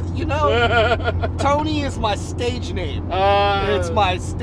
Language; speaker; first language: English; native; English